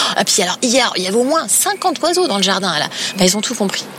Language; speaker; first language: French; native; French